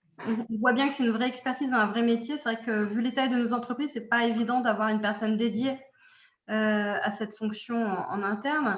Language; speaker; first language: French; native; French